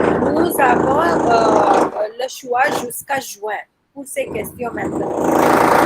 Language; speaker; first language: French; non-native, fluent; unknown